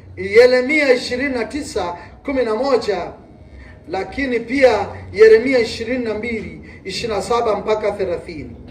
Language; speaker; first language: Swahili; native; Swahili